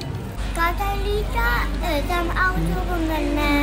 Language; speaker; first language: Vietnamese; early bilingual, heritage; Vietnamese